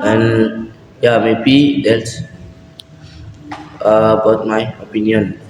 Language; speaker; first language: English; non-native, learner; Indonesian